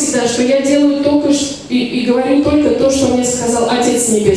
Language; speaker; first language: Russian; native; Russian